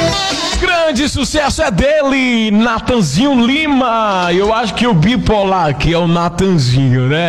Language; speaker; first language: Portuguese; native; Portuguese